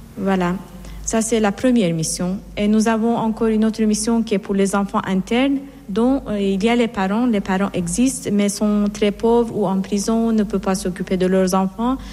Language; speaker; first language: French; non-native, fluent; Persian